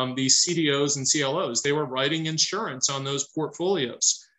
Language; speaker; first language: English; native; English